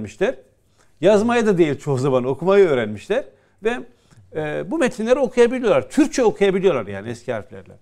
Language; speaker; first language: Turkish; native; Turkish